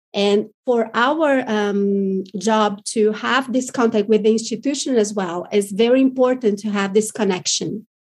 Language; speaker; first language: English; non-native, fluent; Portuguese